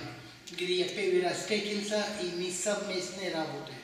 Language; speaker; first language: Russian; non-native, learner; Hindi